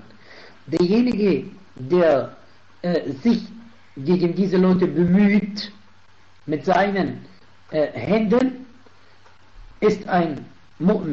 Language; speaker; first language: German; non-native, fluent; Arabic